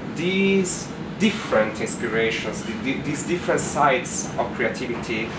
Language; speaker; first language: English; non-native, fluent; Italian